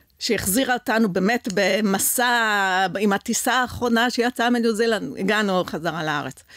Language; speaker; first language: Hebrew; early bilingual, other home language; French